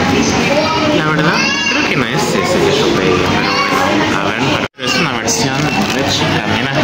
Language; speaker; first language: Spanish; non-native, fluent; Portuguese